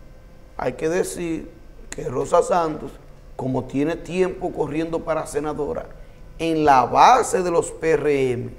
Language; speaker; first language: Spanish; native; Spanish